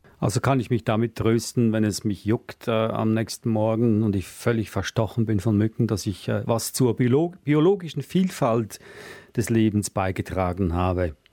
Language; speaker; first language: German; native; German